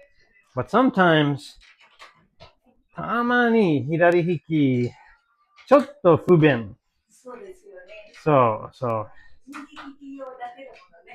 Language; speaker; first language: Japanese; non-native, learner; English